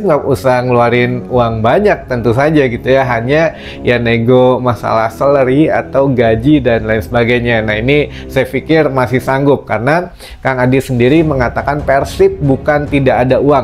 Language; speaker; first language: Indonesian; native; Indonesian